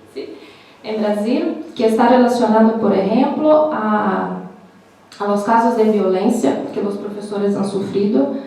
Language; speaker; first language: Spanish; non-native, learner; Portuguese